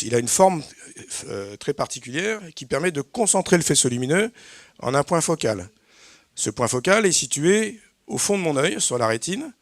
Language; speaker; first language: French; native; French